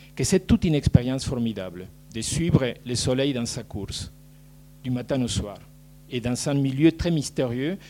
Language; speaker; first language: French; non-native, fluent; Spanish